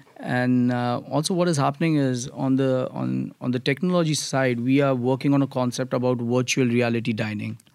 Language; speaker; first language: English; non-native, local second language; Gujarati